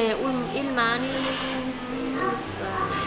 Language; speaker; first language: Korean; non-native, learner; Vietnamese